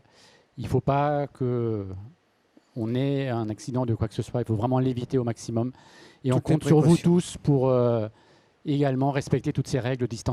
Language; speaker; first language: French; native; French